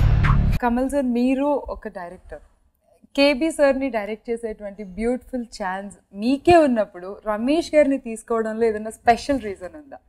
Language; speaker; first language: Telugu; native; Telugu